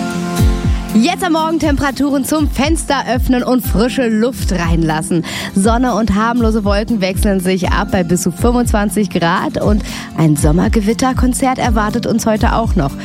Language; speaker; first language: German; native; German